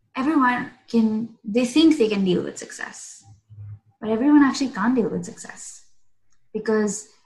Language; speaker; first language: English; non-native, local second language; Hindi